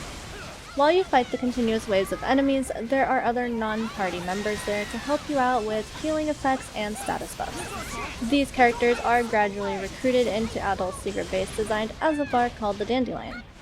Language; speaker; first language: English; native; English